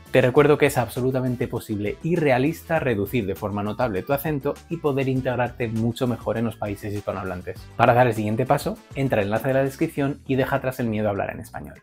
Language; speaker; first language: Spanish; native; Spanish